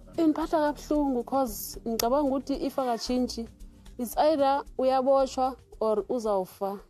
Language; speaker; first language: Zulu; non-native, local second language; Xhosa